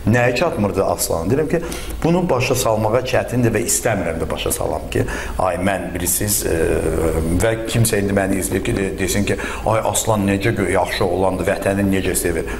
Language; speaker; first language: Azerbaijani; early bilingual, heritage; Azerbaijani